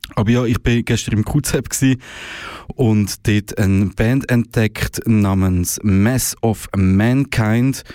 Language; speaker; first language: German; native; German